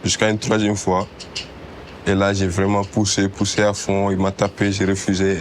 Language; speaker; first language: French; non-native, local second language; Wolof